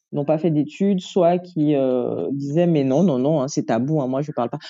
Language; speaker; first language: French; native; French